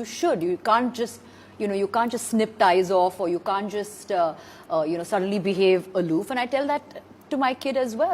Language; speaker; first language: English; non-native, local second language; Hindi